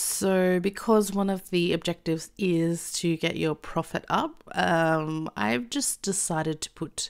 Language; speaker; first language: English; native; English